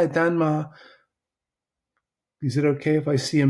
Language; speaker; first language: Chinese; non-native, fluent; English